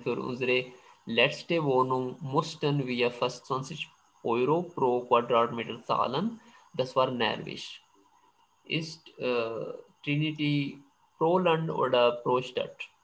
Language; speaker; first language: German; non-native, fluent; Urdu